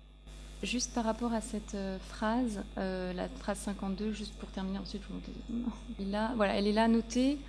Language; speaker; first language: French; native; French